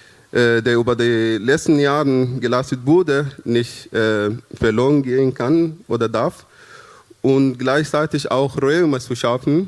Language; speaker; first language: German; non-native, fluent; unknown